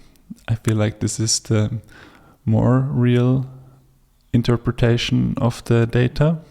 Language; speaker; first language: English; non-native, fluent; German